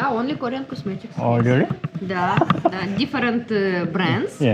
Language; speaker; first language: English; non-native, learner; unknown